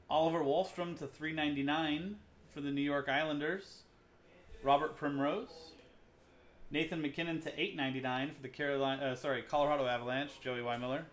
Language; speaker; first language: English; native; English